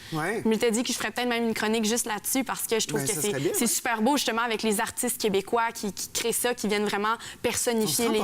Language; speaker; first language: French; native; French